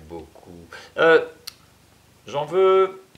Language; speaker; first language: French; native; French